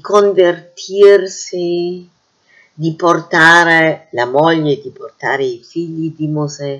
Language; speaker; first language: Italian; non-native, fluent; English